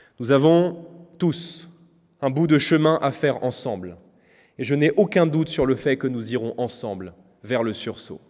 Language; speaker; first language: French; native; French